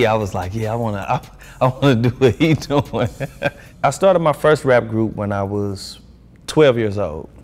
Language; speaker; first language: English; native; English